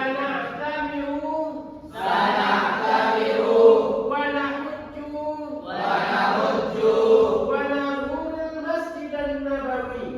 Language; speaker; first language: Arabic; non-native, fluent; Indonesian